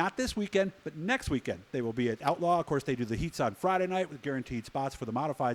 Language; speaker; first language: English; native; English